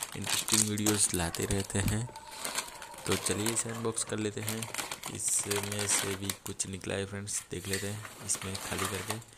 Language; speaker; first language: Hindi; native; Hindi